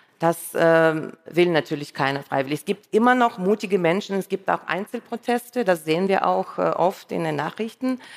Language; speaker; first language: German; non-native, fluent; Russian